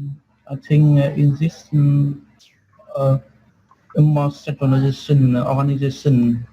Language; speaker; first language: English; non-native, learner; Vietnamese